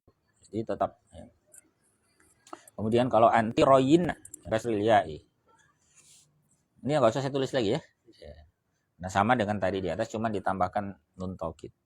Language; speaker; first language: Indonesian; native; Indonesian